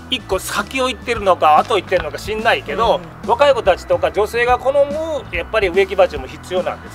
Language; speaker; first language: Japanese; native; Japanese